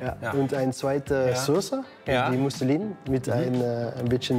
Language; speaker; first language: German; non-native, learner; Dutch